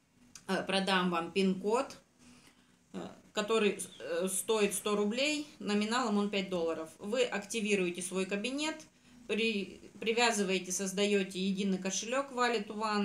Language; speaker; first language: Russian; native; Russian